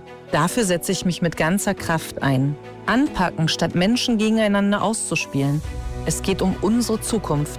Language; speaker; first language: German; native; German